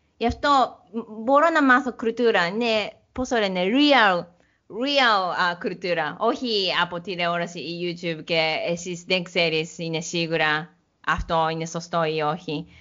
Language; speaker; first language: Greek; non-native, learner; Japanese